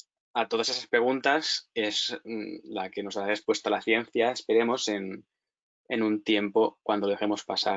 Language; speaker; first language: Spanish; native; Spanish